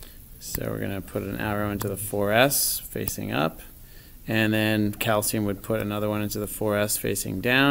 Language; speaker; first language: English; native; English